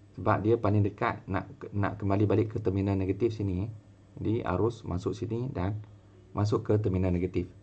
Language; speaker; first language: Malay; native; Malay